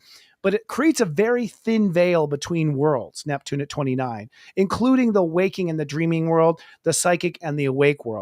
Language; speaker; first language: English; native; English